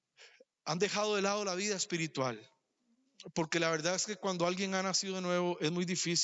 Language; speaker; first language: Spanish; native; Spanish